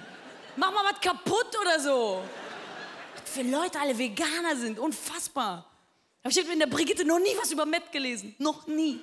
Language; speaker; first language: German; native; German